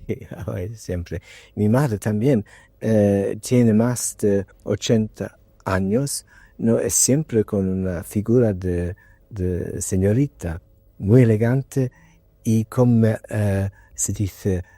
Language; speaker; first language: Spanish; non-native, learner; English